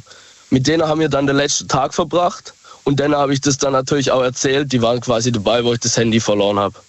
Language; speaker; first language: German; native; German